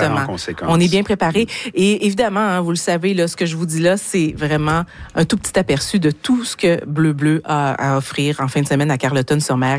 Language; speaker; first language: French; native; French